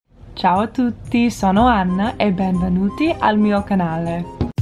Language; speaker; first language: Italian; non-native, learner; English